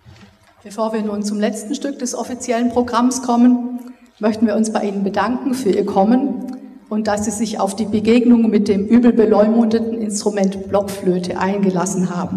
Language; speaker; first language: German; native; German